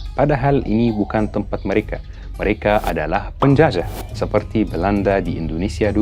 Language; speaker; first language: Indonesian; non-native, fluent; Arabic